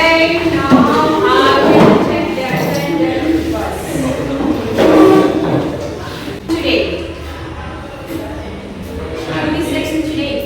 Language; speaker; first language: English; non-native, learner; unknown